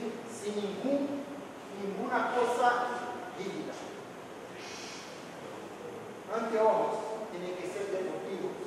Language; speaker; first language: Spanish; non-native, fluent; Portuguese